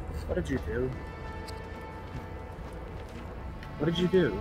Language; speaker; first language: English; native; English